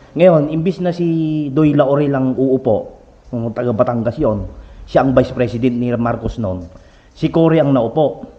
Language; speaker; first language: Filipino; native; Filipino